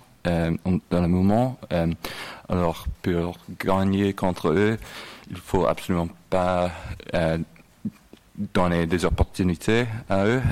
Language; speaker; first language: French; non-native, fluent; English